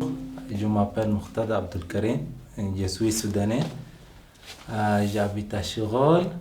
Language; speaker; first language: French; non-native, learner; Arabic